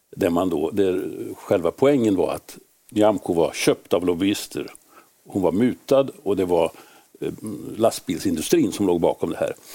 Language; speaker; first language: Swedish; native; Swedish